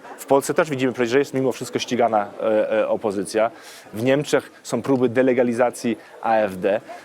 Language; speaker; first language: Polish; early bilingual, heritage; Polish